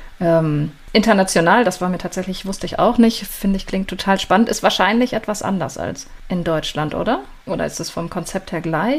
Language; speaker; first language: German; native; German